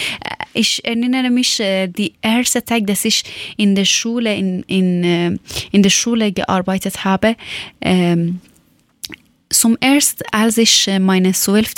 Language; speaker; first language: German; non-native, learner; Persian